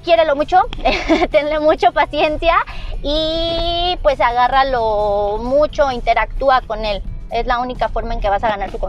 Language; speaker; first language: Spanish; native; Spanish